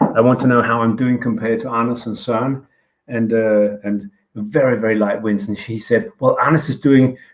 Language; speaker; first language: English; non-native, fluent; Danish